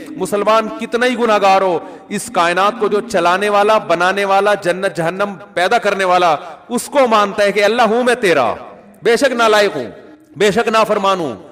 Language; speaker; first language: Urdu; native; Urdu